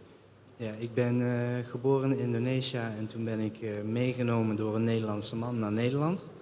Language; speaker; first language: Dutch; early bilingual, other home language; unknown